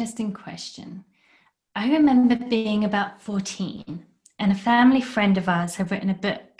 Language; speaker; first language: English; native; English